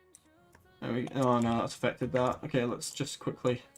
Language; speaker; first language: English; native; English